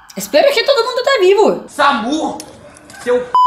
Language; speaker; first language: Portuguese; non-native, fluent; Russian